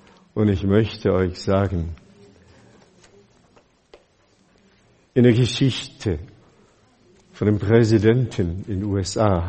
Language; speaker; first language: German; non-native, fluent; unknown